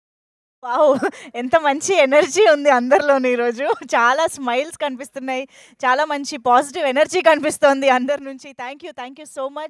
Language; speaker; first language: Telugu; native; Telugu